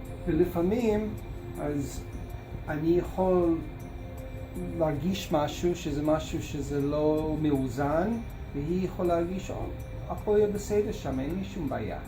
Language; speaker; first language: Hebrew; non-native, fluent; English